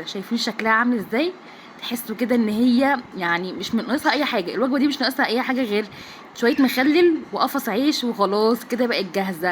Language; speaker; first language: Arabic; native; Arabic